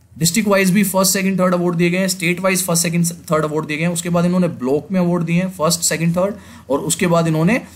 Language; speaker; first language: Hindi; native; Hindi